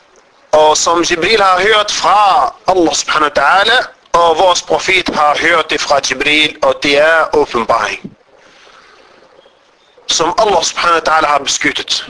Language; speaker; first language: Danish; non-native, fluent; Arabic